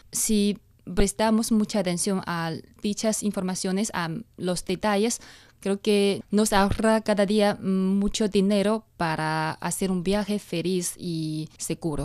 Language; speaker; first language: Spanish; non-native, fluent; Chinese